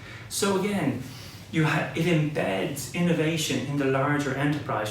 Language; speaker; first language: English; native; English